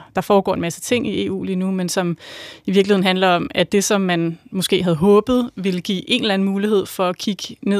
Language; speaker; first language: Danish; native; Danish